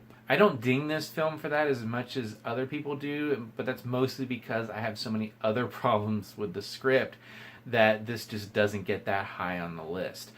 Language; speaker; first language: English; native; English